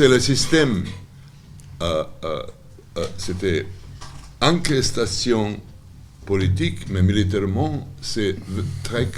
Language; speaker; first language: French; non-native, learner; Serbian